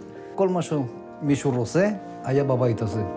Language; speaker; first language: Hebrew; non-native, fluent; Spanish